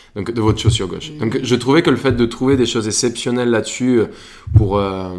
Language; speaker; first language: French; non-native, fluent; Spanish